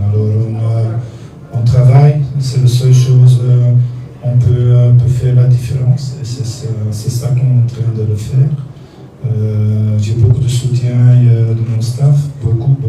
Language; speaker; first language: French; non-native, learner; Dutch